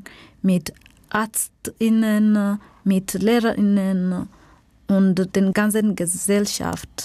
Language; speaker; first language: German; non-native, fluent; Swahili